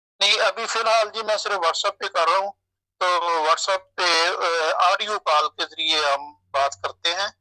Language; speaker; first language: Urdu; non-native, local second language; Punjabi